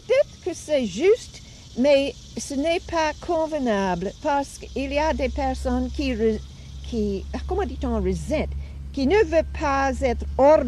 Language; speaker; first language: French; non-native, fluent; English